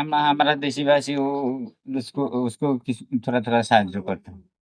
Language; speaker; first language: Hindi; non-native, local second language; Bangla